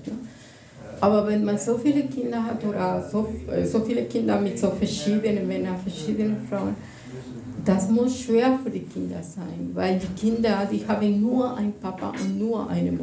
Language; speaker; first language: German; non-native, fluent; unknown